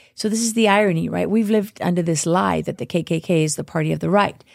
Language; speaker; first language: English; native; English